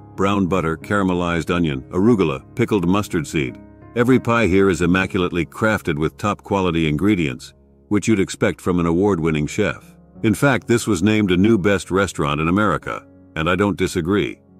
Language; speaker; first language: English; native; English